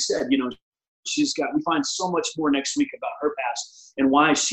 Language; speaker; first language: English; native; English